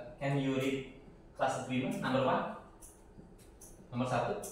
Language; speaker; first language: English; non-native, fluent; Indonesian